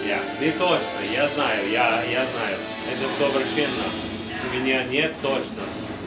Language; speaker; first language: Russian; non-native, learner; English